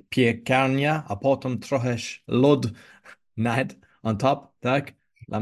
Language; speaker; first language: Polish; non-native, learner; English